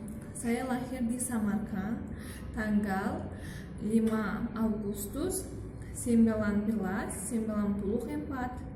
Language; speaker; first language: Indonesian; non-native, learner; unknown